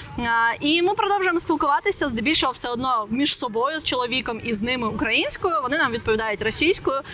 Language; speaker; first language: Ukrainian; non-native, local second language; Russian